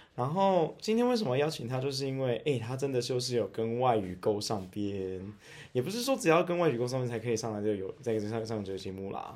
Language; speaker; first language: Chinese; native; Chinese